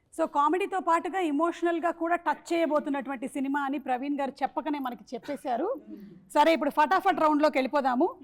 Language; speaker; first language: Telugu; non-native, local second language; Malayalam